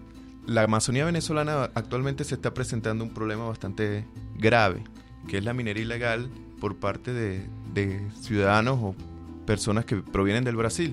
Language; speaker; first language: Spanish; native; Spanish